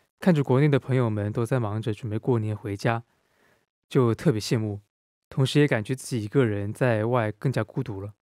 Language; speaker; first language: Chinese; non-native, local second language; Cantonese